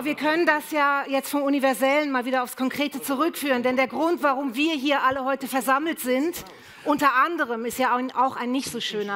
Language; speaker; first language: German; native; German